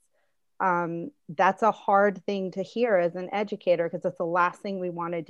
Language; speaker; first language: English; early bilingual, other home language; Spanish